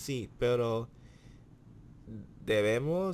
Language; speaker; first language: Spanish; non-native, learner; English